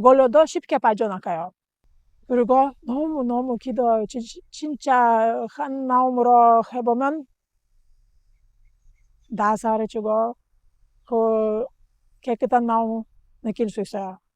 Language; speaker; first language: Korean; non-native, learner; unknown